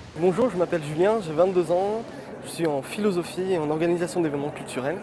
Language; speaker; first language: French; native; French